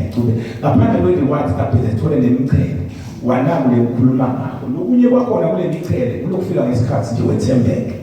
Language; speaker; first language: Zulu; non-native, local second language; Swati